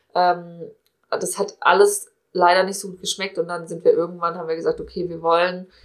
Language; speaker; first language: German; native; German